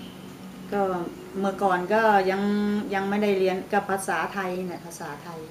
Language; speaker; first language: Thai; native; Thai